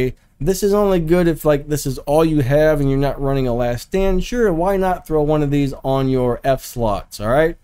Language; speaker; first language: English; native; English